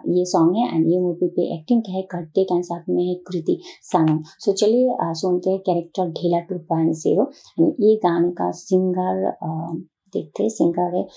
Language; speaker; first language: Hindi; non-native, learner; Bangla